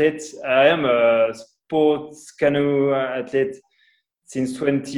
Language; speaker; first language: English; non-native, learner; French